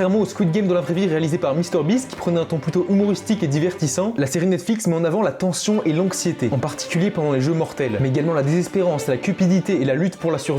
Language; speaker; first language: French; native; French